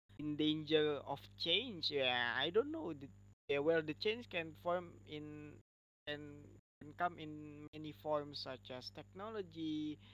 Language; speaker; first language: English; non-native, learner; Indonesian